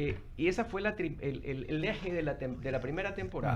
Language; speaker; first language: Spanish; native; Spanish